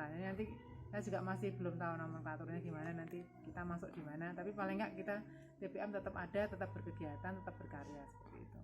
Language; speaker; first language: Indonesian; native; Indonesian